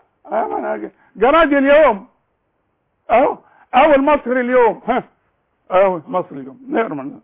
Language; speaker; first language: Arabic; native; Arabic